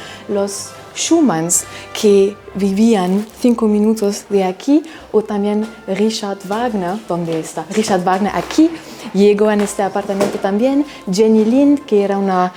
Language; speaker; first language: Spanish; non-native, fluent; German